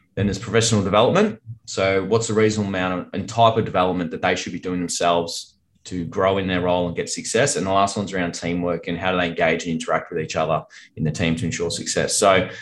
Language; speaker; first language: English; native; English